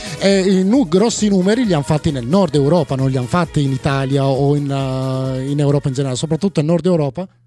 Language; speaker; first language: Italian; native; Italian